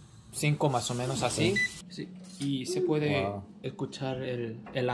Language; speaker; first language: Spanish; non-native, fluent; Korean